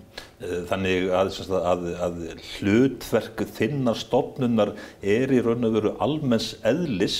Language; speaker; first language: Icelandic; native; Icelandic